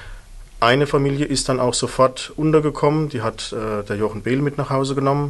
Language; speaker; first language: German; native; German